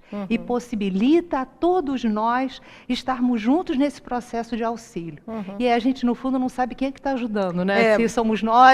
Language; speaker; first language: Portuguese; native; Portuguese